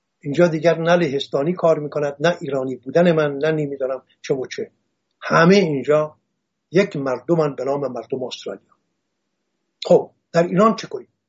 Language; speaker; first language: Persian; non-native, local second language; Assyrian Neo-Aramaic